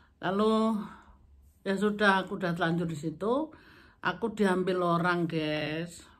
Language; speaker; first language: Indonesian; non-native, local second language; Javanese